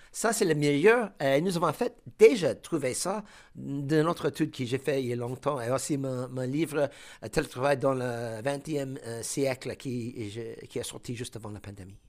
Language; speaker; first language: French; non-native, fluent; English